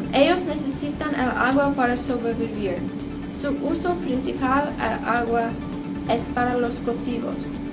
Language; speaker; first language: Spanish; non-native, learner; English